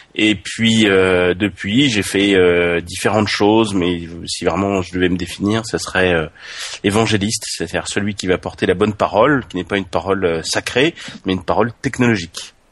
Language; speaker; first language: French; native; French